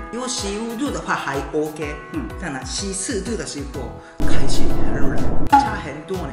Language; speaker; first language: Chinese; non-native, fluent; Japanese